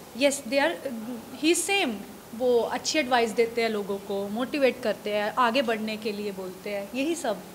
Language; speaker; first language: Hindi; non-native, local second language; Punjabi